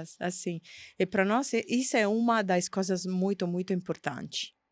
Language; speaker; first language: Portuguese; non-native, fluent; Italian